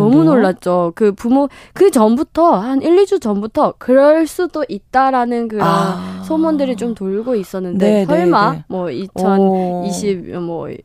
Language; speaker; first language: Korean; non-native, fluent; Burmese